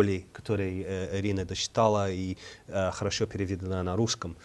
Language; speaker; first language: Russian; non-native, fluent; English